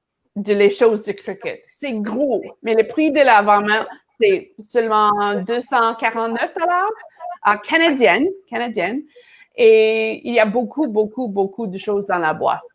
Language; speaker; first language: French; non-native, learner; English